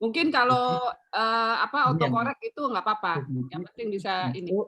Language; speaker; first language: Indonesian; native; Indonesian